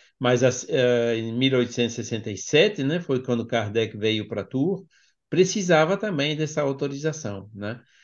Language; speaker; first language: Portuguese; non-native, fluent; French